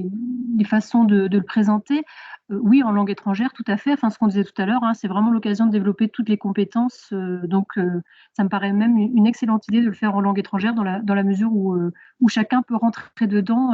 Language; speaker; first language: French; native; French